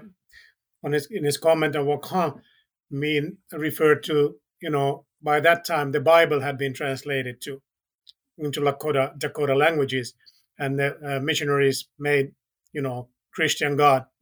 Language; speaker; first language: English; non-native, fluent; Finnish